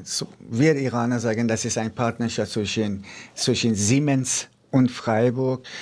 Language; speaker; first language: German; non-native, fluent; Persian